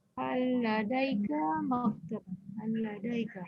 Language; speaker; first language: Arabic; non-native, learner; Malay